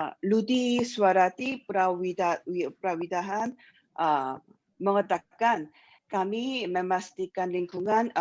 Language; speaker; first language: Indonesian; non-native, learner; Korean